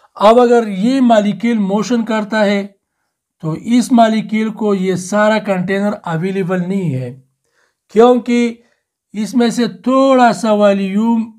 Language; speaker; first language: Urdu; non-native, local second language; Pashto